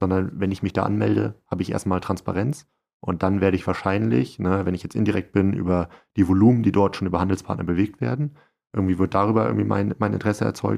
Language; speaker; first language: German; native; German